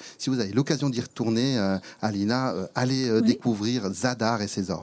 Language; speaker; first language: French; native; French